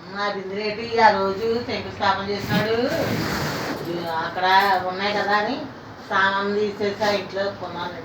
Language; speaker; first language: Telugu; native; Telugu